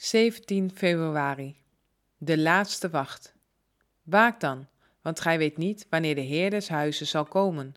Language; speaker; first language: Dutch; native; Dutch